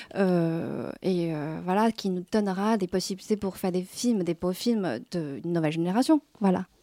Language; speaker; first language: French; non-native, fluent; Chinese